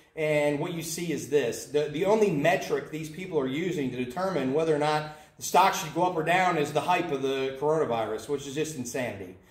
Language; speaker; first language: English; native; English